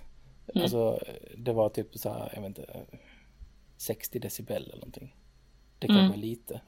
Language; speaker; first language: Swedish; native; Swedish